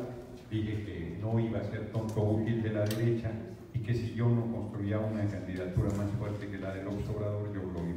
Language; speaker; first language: Spanish; native; Spanish